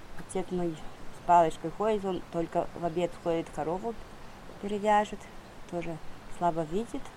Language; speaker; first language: Russian; non-native, local second language; Polish